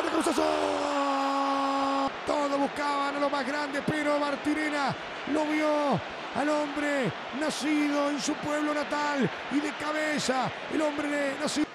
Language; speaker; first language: Spanish; native; Spanish